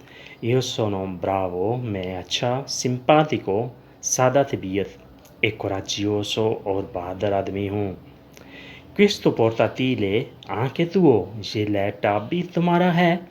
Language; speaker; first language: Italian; non-native, learner; Urdu